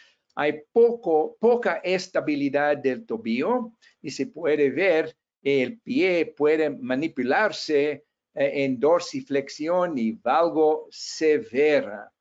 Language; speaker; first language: Spanish; non-native, fluent; English